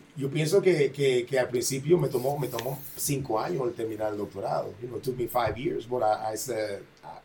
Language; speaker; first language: English; non-native, fluent; Spanish